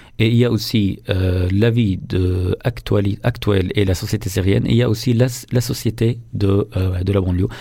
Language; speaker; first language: French; non-native, fluent; Arabic